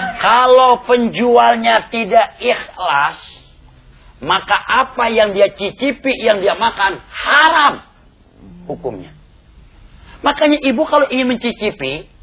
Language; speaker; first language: Indonesian; native; Indonesian